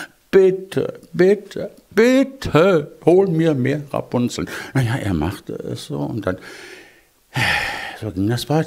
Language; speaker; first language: German; native; German